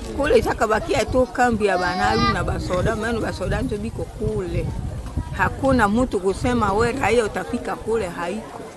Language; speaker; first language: Swahili; native; Swahili